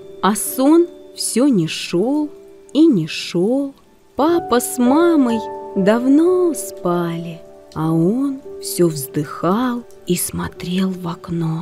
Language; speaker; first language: Russian; native; Russian